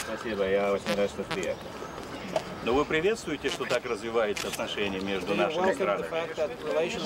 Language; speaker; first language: Russian; native; Russian